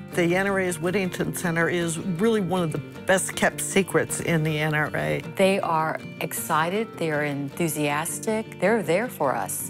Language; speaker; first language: English; native; English